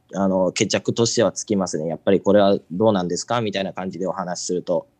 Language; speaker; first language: Japanese; native; Japanese